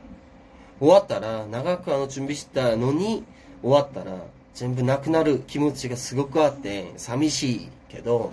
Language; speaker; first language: Japanese; non-native, fluent; Korean